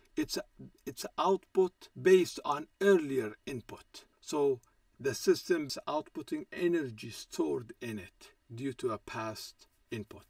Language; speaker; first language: English; non-native, fluent; Arabic